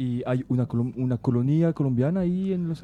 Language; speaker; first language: Spanish; non-native, fluent; French